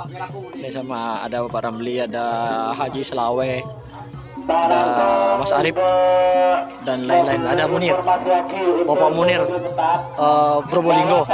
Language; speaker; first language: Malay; non-native, local second language; Madurese